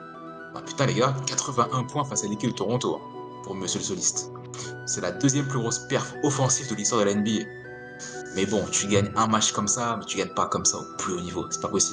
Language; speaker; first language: French; native; French